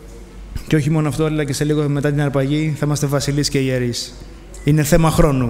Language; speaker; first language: Greek; native; Greek